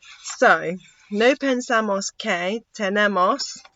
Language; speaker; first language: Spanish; non-native, learner; English